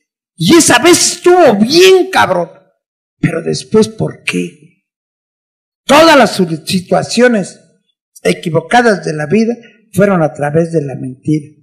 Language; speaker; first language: Spanish; native; Spanish